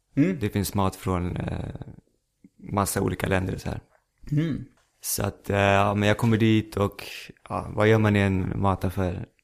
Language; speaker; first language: Swedish; native; Swedish